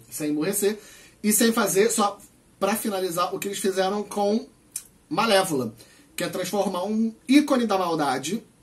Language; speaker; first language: Portuguese; native; Portuguese